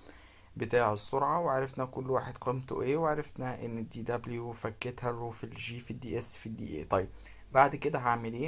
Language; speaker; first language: Arabic; native; Arabic